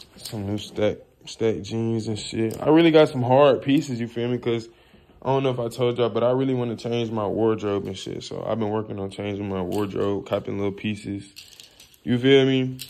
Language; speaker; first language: English; native; English